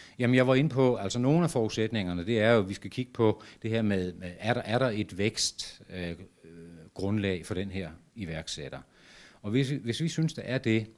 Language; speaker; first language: Danish; native; Danish